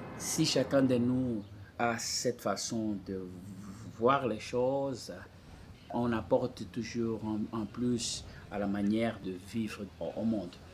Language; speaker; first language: French; non-native, fluent; Portuguese